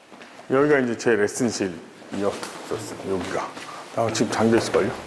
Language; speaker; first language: Korean; native; Korean